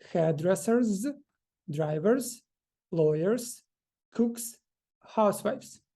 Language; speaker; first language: English; non-native, fluent; Ukrainian